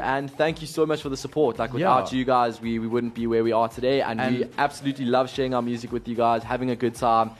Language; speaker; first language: English; native; English